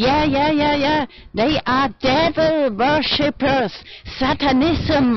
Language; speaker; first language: English; non-native, fluent; German